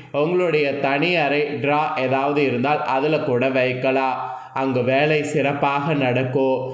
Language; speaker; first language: Tamil; native; Tamil